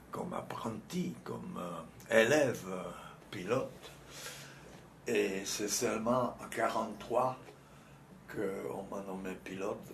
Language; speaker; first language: French; non-native, fluent; Czech